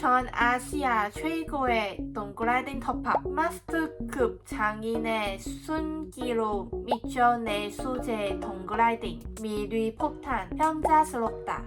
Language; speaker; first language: Korean; non-native, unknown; Cantonese